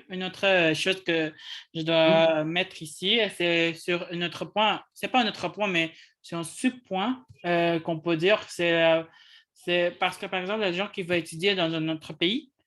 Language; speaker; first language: French; non-native, learner; English